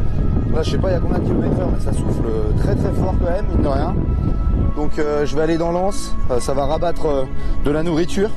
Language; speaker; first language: French; native; French